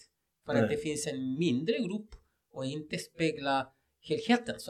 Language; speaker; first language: Swedish; non-native, fluent; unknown